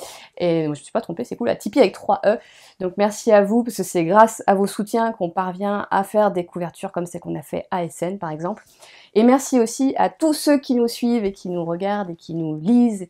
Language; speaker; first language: French; native; French